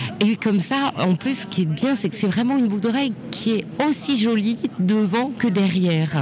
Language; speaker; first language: French; native; French